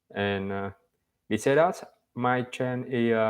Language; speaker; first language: English; non-native, learner; Vietnamese